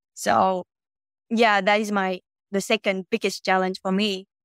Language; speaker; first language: English; non-native, fluent; Vietnamese